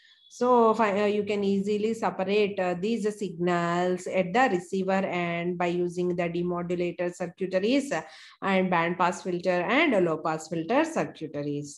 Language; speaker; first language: English; non-native, local second language; Telugu